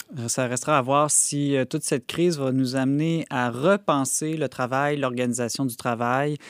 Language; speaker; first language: French; native; French